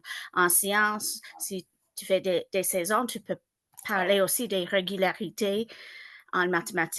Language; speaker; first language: French; non-native, local second language; English